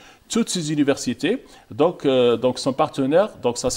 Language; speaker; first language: French; non-native, local second language; Arabic